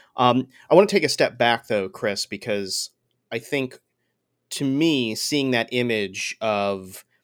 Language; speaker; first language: English; native; English